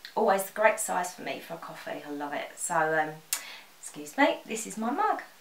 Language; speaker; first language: English; native; English